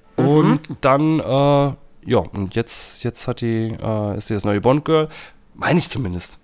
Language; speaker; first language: German; native; German